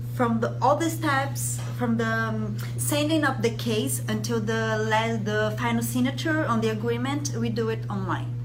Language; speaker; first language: English; non-native, fluent; Portuguese